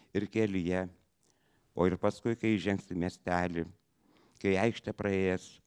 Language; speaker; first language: French; non-native, fluent; Lithuanian